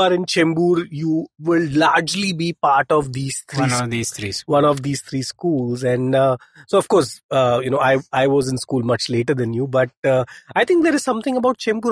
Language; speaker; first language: English; non-native, local second language; Hindi